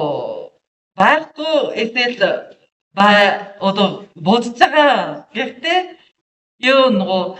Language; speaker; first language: Mongolian; non-native, learner; Japanese